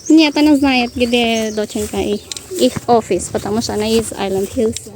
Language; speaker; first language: Russian; non-native, learner; Filipino